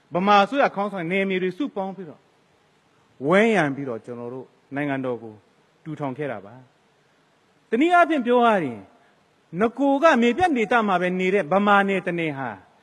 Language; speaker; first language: Burmese; non-native, local second language; Hakha Chin